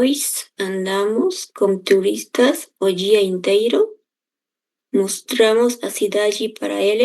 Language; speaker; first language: Portuguese; non-native, learner; Spanish